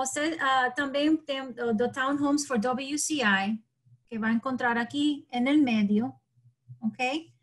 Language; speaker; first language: Portuguese; non-native, learner; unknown